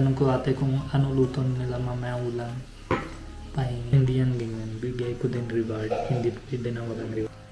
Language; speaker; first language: Filipino; non-native, learner; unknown